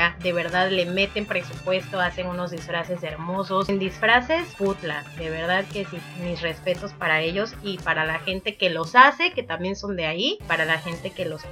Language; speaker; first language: Spanish; native; Spanish